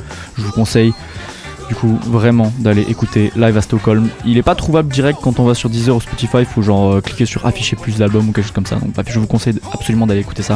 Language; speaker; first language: French; native; French